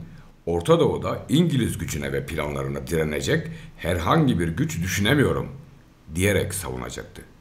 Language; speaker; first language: Turkish; native; Turkish